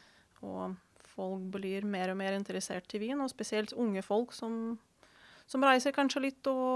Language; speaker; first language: Norwegian; non-native, fluent; Ukrainian